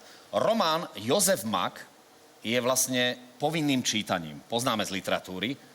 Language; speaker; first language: Slovak; native; Slovak